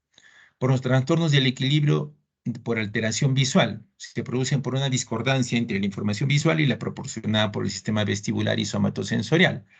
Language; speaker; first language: Spanish; native; Spanish